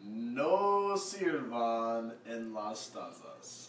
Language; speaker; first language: Spanish; non-native, learner; English